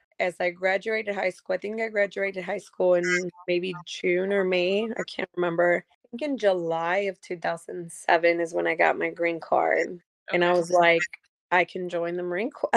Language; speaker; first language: English; native; English